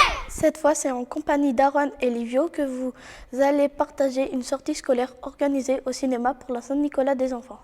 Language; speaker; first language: French; native; French